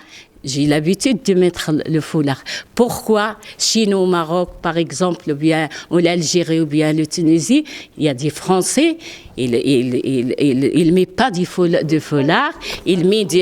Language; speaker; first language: French; non-native, learner; Arabic